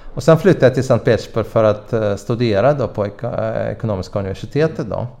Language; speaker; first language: Swedish; non-native, fluent; Russian